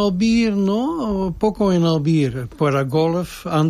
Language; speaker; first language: Spanish; non-native, learner; Dutch